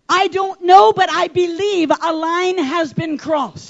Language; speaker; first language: English; native; English